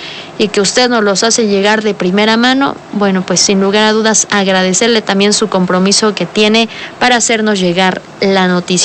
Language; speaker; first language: Spanish; native; Spanish